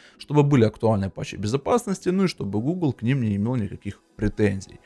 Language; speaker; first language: Russian; native; Russian